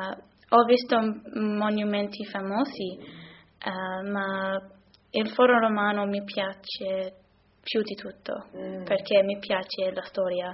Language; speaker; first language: Italian; non-native, learner; English